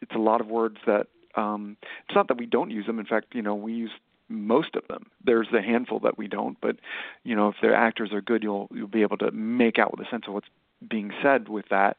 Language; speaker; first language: English; native; English